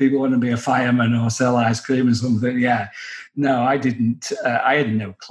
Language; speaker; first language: English; native; English